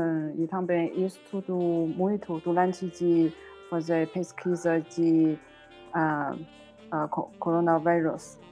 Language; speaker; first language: Portuguese; non-native, learner; Chinese